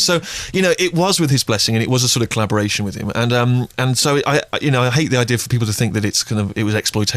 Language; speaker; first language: English; native; English